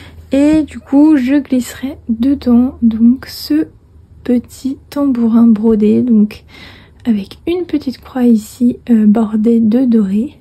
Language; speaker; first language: French; native; French